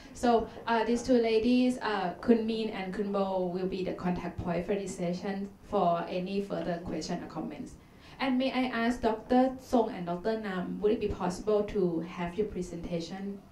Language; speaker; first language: English; non-native, fluent; Thai